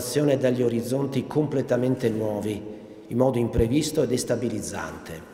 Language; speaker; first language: Italian; native; Italian